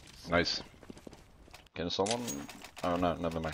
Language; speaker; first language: English; non-native, fluent; Swedish